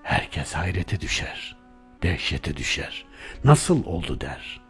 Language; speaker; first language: Turkish; native; Turkish